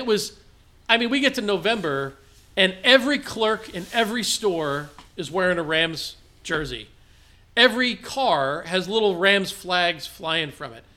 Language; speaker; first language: English; native; English